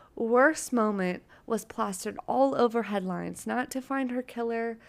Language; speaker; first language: English; native; English